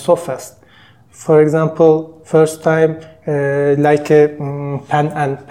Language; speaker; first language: English; non-native, learner; Turkish